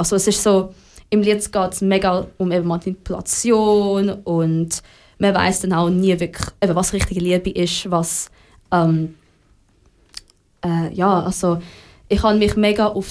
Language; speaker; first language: German; native; German